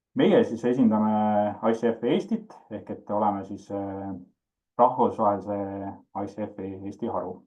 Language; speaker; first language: Estonian; native; Estonian